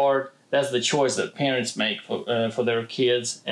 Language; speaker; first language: English; non-native, fluent; Ukrainian